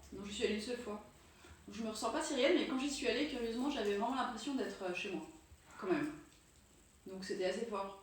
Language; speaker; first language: French; native; French